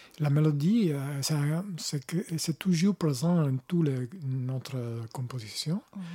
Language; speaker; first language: French; non-native, learner; Italian